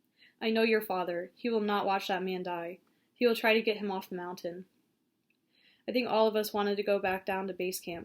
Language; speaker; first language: English; native; English